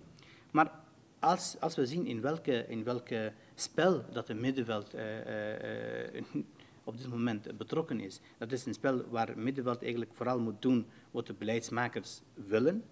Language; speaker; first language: Dutch; non-native, fluent; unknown